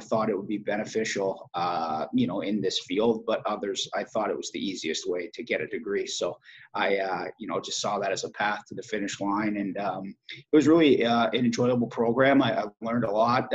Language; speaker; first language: English; native; English